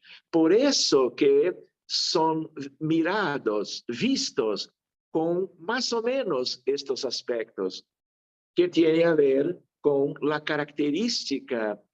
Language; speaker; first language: Spanish; non-native, fluent; Portuguese